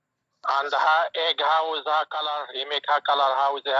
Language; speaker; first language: English; non-native, learner; Arabic